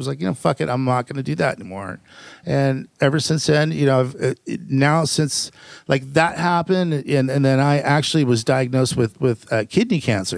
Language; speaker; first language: English; native; English